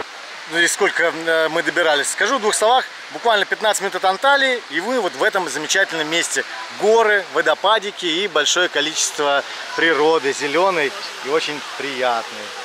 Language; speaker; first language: Russian; native; Russian